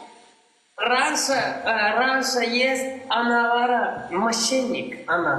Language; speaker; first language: Russian; non-native, local second language; Turkmen